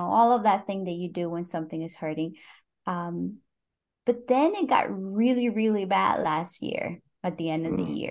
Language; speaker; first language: English; non-native, fluent; Spanish